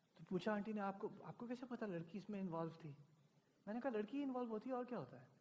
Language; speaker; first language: Urdu; early bilingual, heritage; Urdu